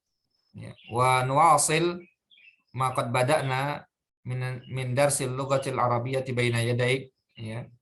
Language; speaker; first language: Arabic; non-native, fluent; Indonesian